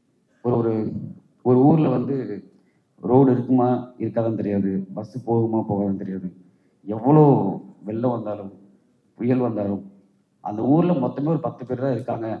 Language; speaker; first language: Tamil; native; Tamil